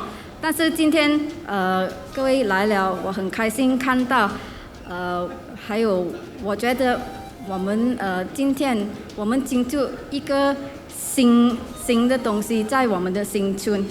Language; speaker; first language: Chinese; non-native, local second language; English